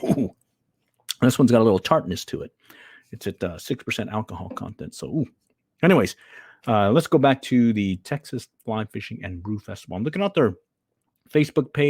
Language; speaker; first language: English; native; English